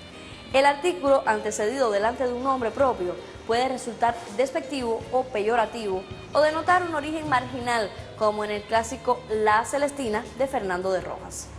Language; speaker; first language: Spanish; native; Spanish